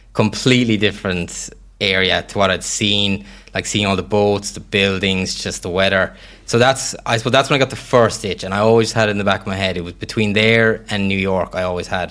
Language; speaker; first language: English; native; English